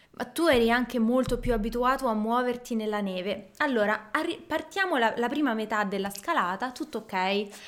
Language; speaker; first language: Italian; native; Italian